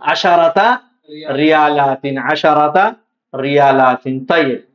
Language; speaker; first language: Arabic; non-native, fluent; Urdu